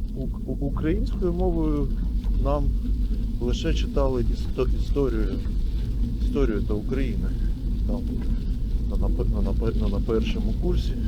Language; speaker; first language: Ukrainian; non-native, local second language; Russian